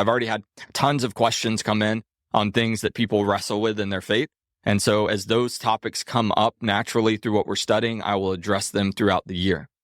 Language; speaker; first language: English; native; English